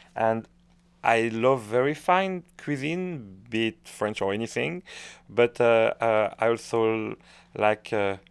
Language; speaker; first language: English; non-native, fluent; French